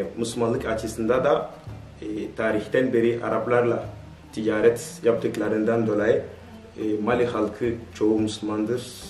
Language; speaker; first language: Turkish; non-native, fluent; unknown